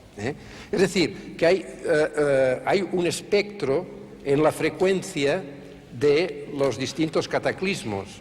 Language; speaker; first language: Spanish; non-native, local second language; Catalan